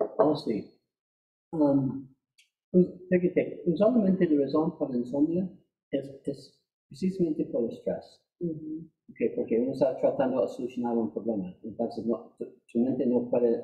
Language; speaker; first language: Spanish; non-native, fluent; English